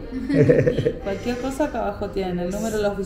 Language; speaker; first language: Spanish; native; Spanish